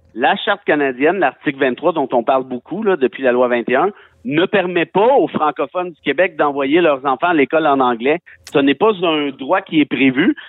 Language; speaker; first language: French; native; French